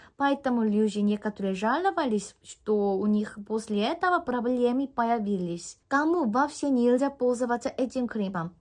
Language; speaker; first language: Russian; non-native, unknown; Korean